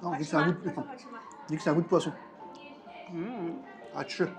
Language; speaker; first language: French; native; French